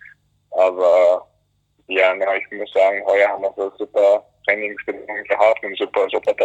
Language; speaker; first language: German; non-native, fluent; English